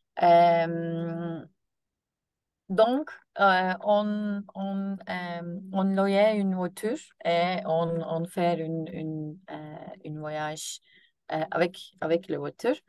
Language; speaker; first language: French; non-native, learner; Turkish